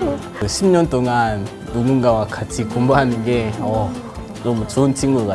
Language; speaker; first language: Korean; non-native, fluent; Kinyarwanda